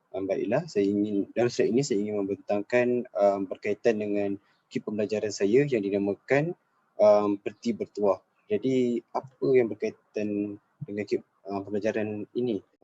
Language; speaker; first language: Malay; native; Malay